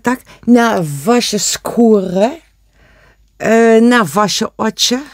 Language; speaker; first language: Polish; non-native, learner; Dutch